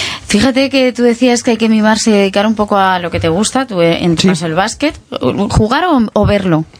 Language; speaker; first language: Spanish; native; Spanish